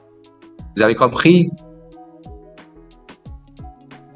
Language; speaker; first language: French; non-native, fluent; Indonesian